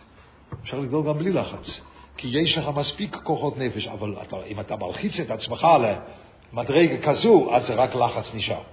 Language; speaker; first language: Hebrew; non-native, fluent; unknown